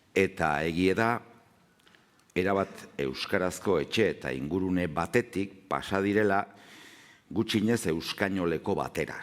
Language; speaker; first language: Basque; native; Basque